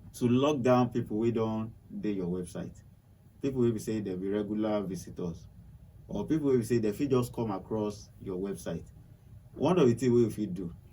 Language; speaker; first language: Nigerian Pidgin; non-native, local second language; Yoruba